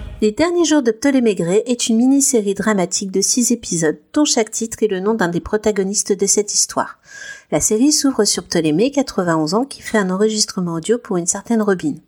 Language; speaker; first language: French; native; French